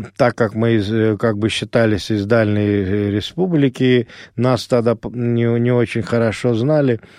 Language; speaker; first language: Russian; non-native, local second language; Azerbaijani